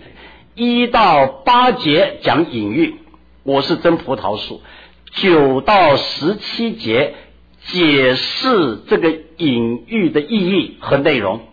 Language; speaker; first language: Chinese; native; Chinese